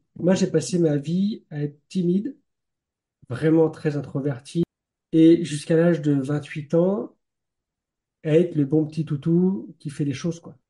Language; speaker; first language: French; native; French